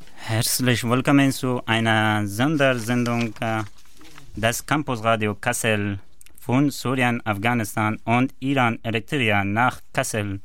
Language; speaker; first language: German; non-native, learner; Persian